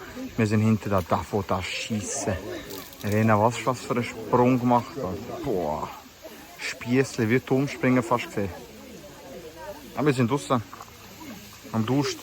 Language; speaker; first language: German; early bilingual, other home language; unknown